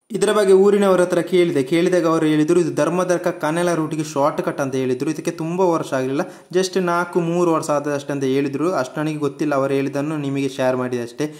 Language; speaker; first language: Kannada; non-native, local second language; Tulu